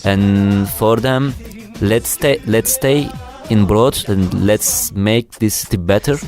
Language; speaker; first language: English; non-native, learner; Turkish